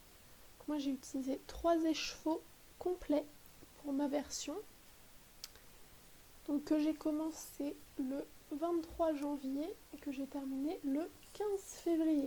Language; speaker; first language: French; native; French